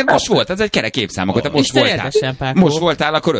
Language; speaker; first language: Hungarian; native; Hungarian